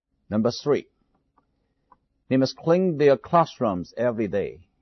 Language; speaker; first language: English; non-native, fluent; Chinese